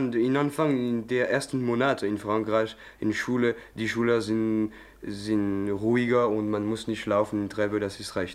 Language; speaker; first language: German; non-native, learner; French